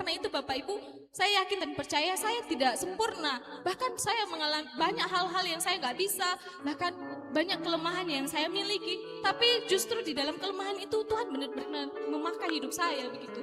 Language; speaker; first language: Indonesian; native; Indonesian